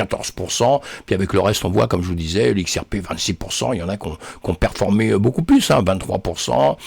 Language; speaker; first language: French; native; French